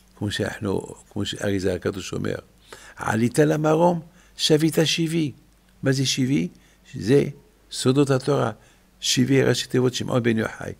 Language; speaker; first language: Hebrew; non-native, fluent; French